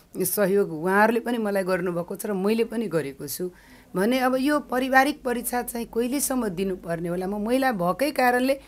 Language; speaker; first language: Nepali; non-native, local second language; Maithili